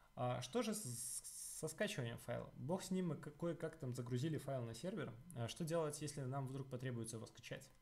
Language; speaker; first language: Russian; native; Russian